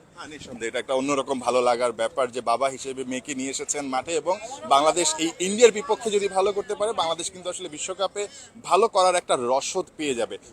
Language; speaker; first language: Bangla; native; Bangla